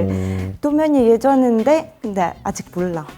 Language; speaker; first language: Korean; non-native, learner; Russian